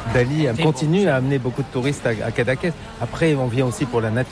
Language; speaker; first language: French; native; French